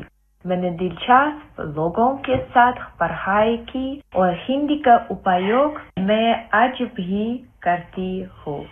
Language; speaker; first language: Hindi; non-native, fluent; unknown